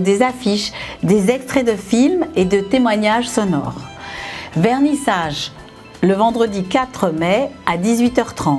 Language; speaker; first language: French; native; French